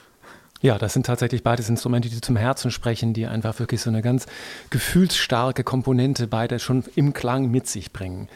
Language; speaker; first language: German; native; German